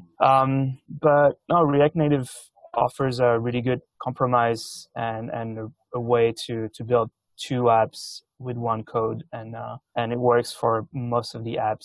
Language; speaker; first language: English; non-native, fluent; French